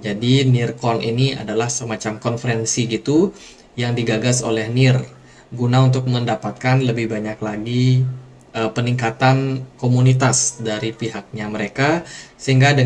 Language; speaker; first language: Indonesian; native; Indonesian